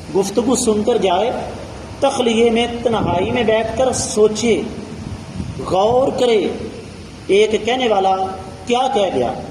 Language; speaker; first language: Urdu; non-native, local second language; Punjabi